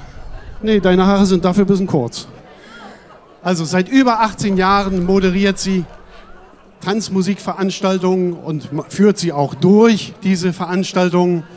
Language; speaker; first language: German; native; German